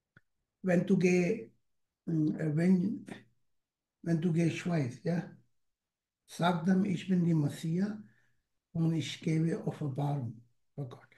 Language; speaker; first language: German; non-native, learner; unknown